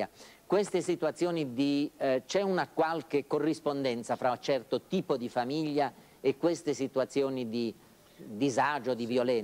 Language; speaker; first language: Italian; native; Italian